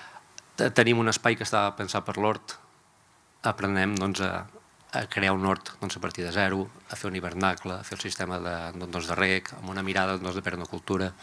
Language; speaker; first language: Catalan; native; Catalan